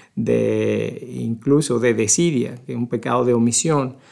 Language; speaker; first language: Spanish; native; Spanish